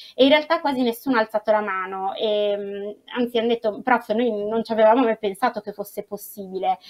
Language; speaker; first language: Italian; native; Italian